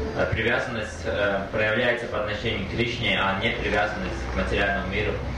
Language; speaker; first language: Russian; native; Russian